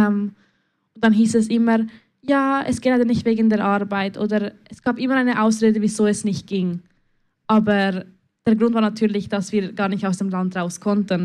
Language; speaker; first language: German; early bilingual, other home language; Spanish